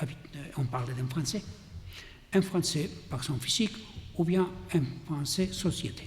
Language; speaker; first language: French; non-native, learner; Catalan